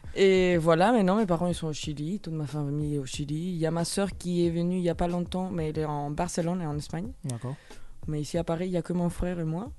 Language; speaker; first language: French; non-native, fluent; Spanish